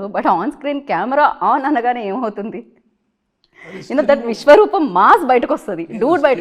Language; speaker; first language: Telugu; native; Telugu